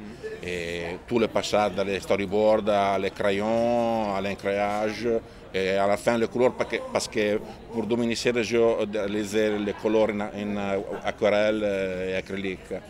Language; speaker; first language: French; non-native, fluent; Italian